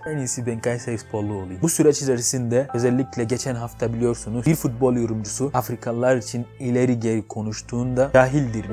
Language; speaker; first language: Turkish; non-native, fluent; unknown